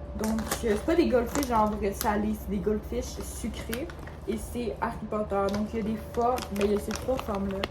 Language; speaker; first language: French; native; French